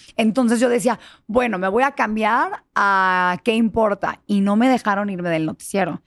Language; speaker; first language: Spanish; early bilingual, heritage; Spanish